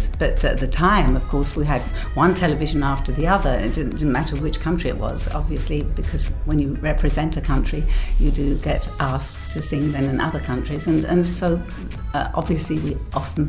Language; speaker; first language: English; native; English